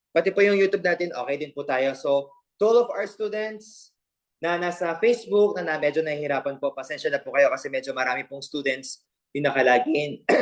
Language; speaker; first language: Filipino; native; Filipino